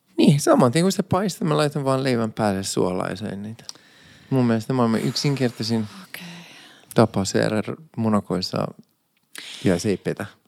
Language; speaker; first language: Finnish; early bilingual, other home language; Persian